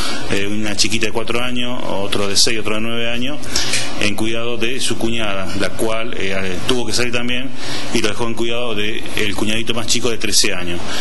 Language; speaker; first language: Spanish; native; Spanish